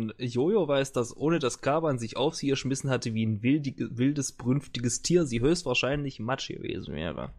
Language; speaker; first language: German; native; German